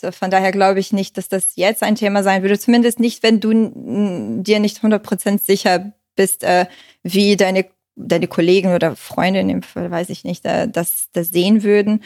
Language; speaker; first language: German; non-native, fluent; Portuguese